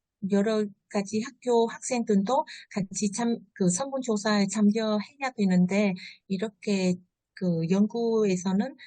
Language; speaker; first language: Korean; non-native, fluent; Vietnamese